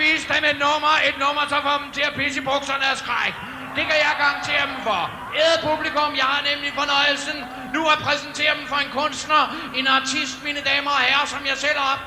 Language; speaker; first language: Danish; native; Danish